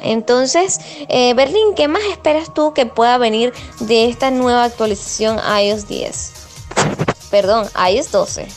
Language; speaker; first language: Spanish; native; Spanish